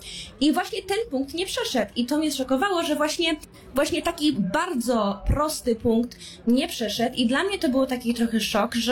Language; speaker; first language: Polish; early bilingual, heritage; Polish